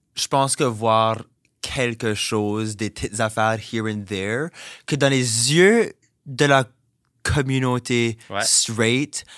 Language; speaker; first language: French; native; French